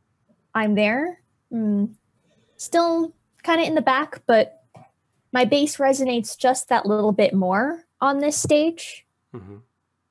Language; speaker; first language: English; native; English